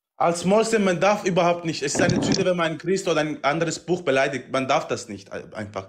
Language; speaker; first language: German; non-native, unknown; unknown